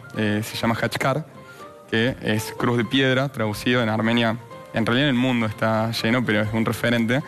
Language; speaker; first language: Spanish; native; Spanish